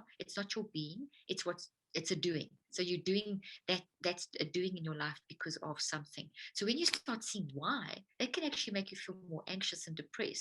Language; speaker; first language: English; native; English